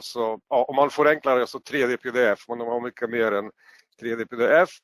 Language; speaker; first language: Swedish; non-native, fluent; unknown